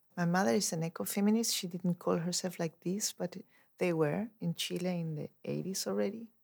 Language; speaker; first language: English; non-native, fluent; Spanish